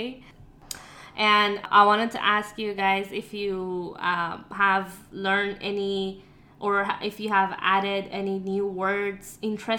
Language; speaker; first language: English; non-native, fluent; Persian